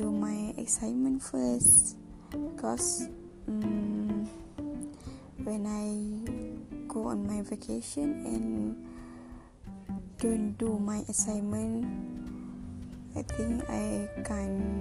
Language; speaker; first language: English; non-native, local second language; Malay